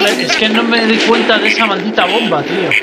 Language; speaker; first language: Spanish; native; Spanish